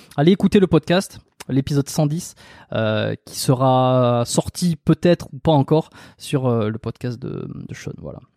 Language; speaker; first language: French; native; French